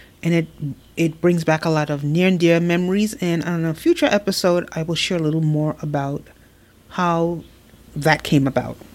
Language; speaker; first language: English; native; English